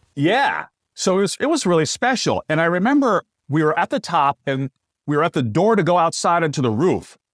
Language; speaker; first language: English; native; English